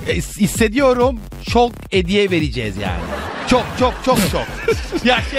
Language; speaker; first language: Turkish; non-native, learner; Italian